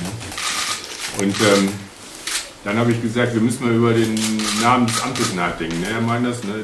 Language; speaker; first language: German; native; German